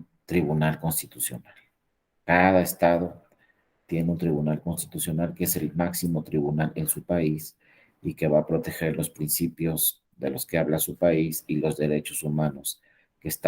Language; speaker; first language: Spanish; native; Spanish